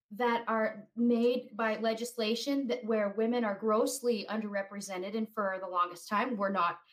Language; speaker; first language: English; native; English